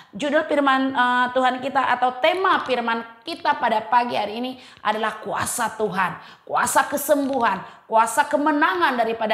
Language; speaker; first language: Indonesian; native; Indonesian